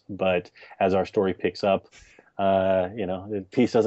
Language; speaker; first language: English; native; English